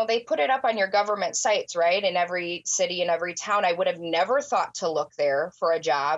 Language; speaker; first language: English; native; English